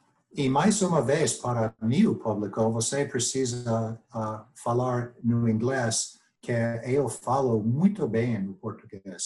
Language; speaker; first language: Portuguese; non-native, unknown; English